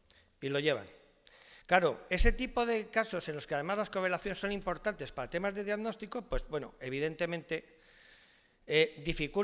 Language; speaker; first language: Spanish; native; Spanish